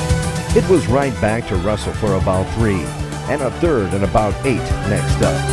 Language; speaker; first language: English; native; English